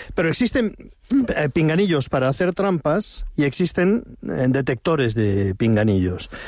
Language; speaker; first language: Spanish; native; Spanish